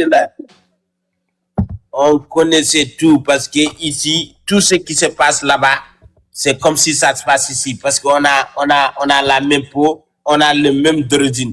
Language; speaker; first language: French; non-native, local second language; Wolof